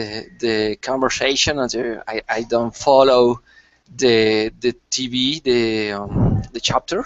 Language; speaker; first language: English; non-native, learner; Spanish